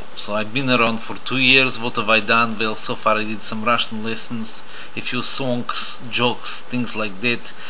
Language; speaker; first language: English; native; English